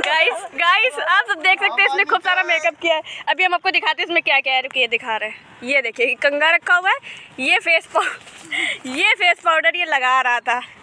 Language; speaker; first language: Hindi; native; Hindi